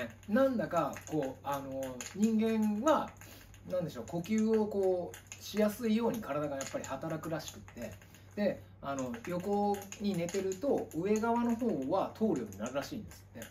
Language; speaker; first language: Japanese; native; Japanese